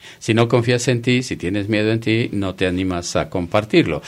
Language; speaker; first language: Spanish; native; Spanish